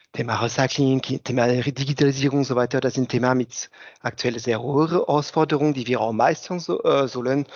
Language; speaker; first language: German; non-native, fluent; French